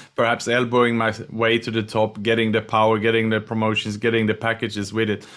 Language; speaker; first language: English; non-native, fluent; Swedish